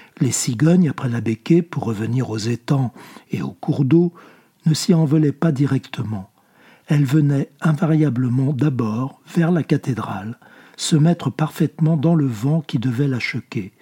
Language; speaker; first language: French; native; French